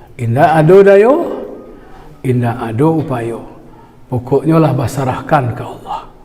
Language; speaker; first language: Malay; non-native, local second language; Minangkabau